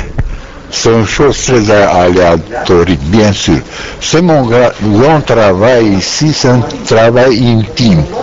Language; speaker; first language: French; non-native, learner; Romanian